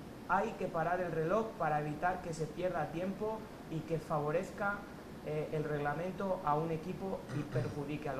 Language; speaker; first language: Spanish; native; Spanish